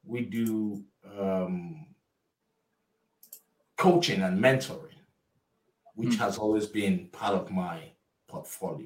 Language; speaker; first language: English; non-native, local second language; Igbo